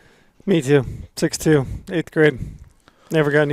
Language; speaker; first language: English; native; English